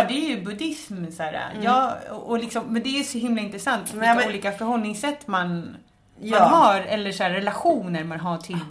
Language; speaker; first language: Swedish; native; Swedish